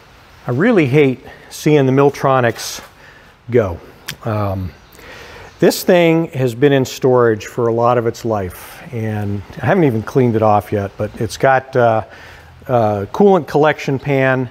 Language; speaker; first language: English; native; English